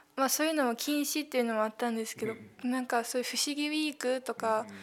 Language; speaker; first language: Japanese; early bilingual, heritage; Cantonese